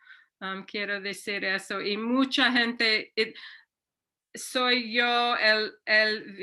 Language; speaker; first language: Spanish; non-native, fluent; English